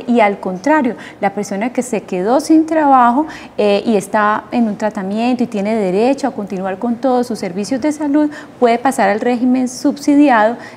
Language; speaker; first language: Spanish; native; Spanish